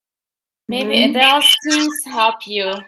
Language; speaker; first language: English; non-native, learner; Turkish